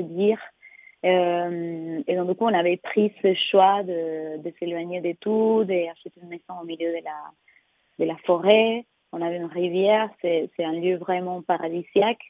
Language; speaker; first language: French; non-native, fluent; Spanish